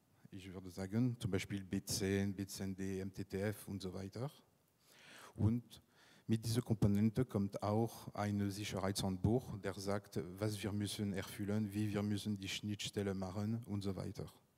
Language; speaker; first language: German; non-native, fluent; French